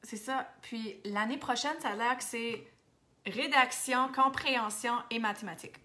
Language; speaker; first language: French; native; French